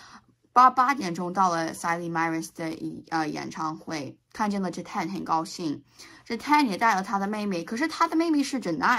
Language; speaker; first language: Chinese; non-native, learner; English